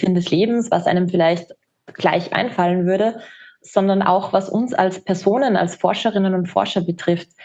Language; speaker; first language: German; native; German